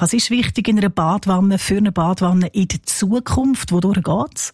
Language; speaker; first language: German; native; German